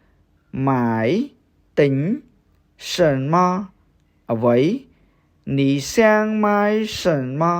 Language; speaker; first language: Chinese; non-native, fluent; Khmer